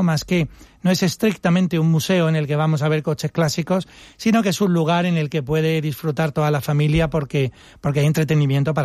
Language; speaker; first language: Spanish; native; Spanish